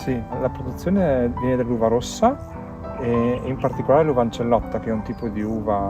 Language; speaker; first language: Italian; native; Italian